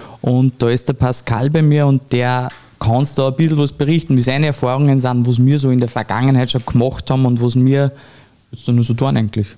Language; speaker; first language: German; native; German